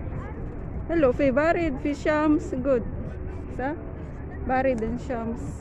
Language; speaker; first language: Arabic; non-native, learner; Filipino